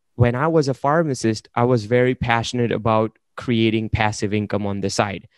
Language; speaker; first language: English; non-native, local second language; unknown